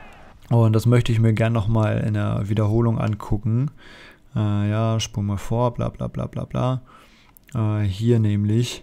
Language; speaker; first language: German; native; German